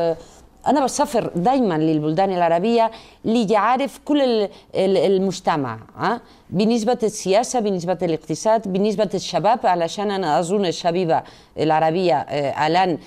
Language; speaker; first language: Arabic; non-native, fluent; Spanish